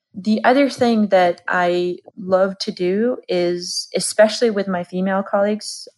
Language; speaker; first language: English; non-native, fluent; Georgian